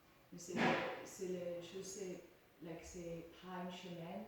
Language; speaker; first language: French; non-native, learner; English